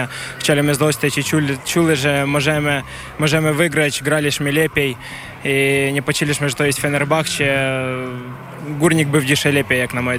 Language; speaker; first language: Polish; non-native, learner; Ukrainian